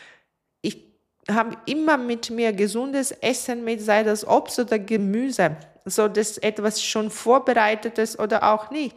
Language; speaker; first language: German; non-native, fluent; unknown